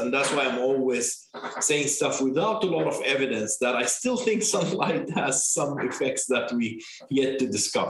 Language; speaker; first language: English; non-native, fluent; Arabic